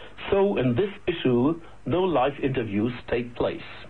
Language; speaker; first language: English; non-native, learner; German